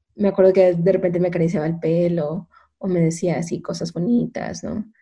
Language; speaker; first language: Spanish; native; Spanish